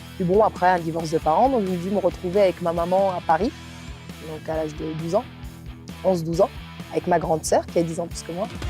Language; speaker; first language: French; non-native, local second language; Arabic